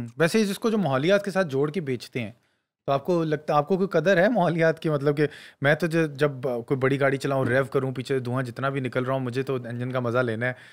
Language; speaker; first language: Urdu; native; Urdu